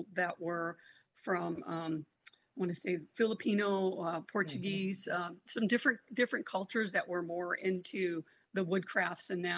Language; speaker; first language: English; non-native, local second language; Spanish